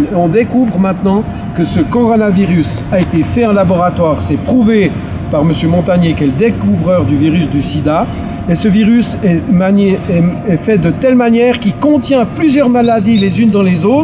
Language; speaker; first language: French; native; French